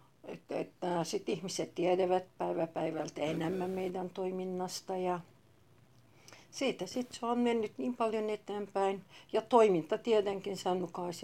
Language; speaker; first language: Finnish; non-native, fluent; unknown